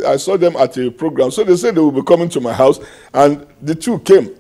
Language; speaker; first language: English; non-native, local second language; Yoruba